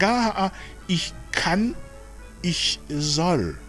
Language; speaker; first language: German; non-native, fluent; Rundi